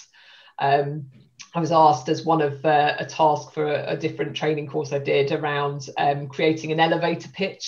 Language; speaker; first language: English; native; English